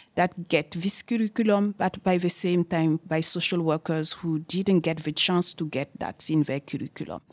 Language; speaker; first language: English; non-native, fluent; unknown